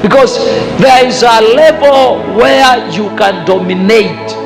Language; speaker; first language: English; non-native, local second language; Swahili